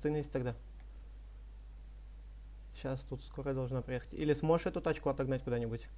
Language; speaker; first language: Russian; native; Russian